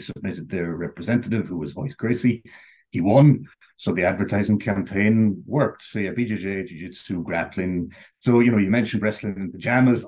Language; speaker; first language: English; native; English